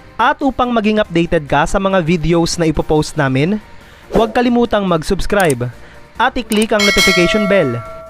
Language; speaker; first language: Filipino; native; Filipino